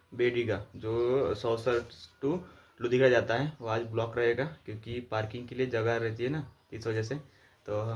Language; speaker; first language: Hindi; non-native, local second language; Marathi